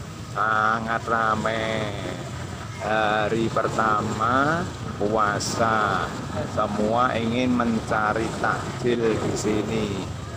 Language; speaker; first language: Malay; non-native, local second language; Javanese